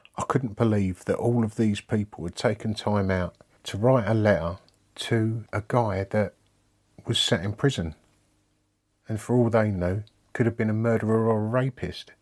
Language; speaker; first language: English; native; English